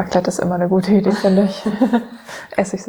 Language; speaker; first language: German; native; German